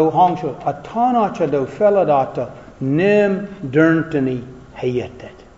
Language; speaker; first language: Hungarian; non-native, fluent; English